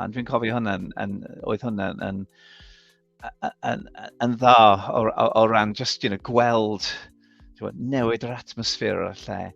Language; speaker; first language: Welsh; non-native, fluent; English